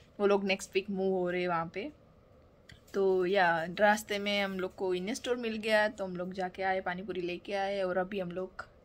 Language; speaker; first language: Hindi; non-native, local second language; Gujarati